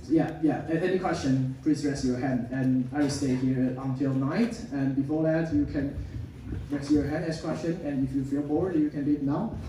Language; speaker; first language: English; non-native, fluent; Chinese